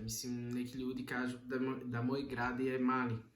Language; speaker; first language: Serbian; non-native, learner; Portuguese